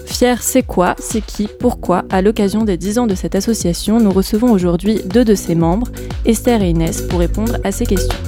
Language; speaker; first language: French; native; French